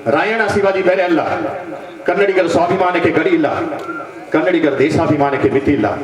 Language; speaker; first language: Kannada; non-native, local second language; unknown